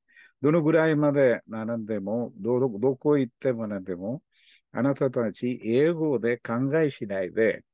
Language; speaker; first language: Japanese; non-native, learner; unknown